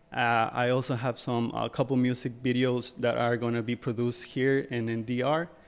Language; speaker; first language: English; early bilingual, other home language; Spanish